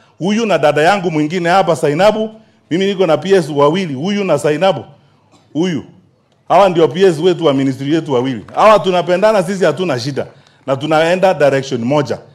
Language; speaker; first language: Swahili; non-native, local second language; Gusii